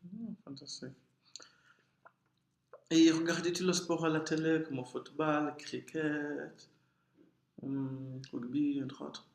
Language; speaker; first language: French; non-native, fluent; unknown